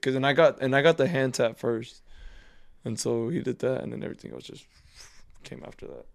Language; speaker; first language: English; early bilingual, other home language; Spanish